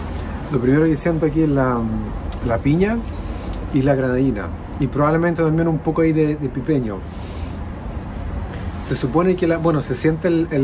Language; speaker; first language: Spanish; native; Spanish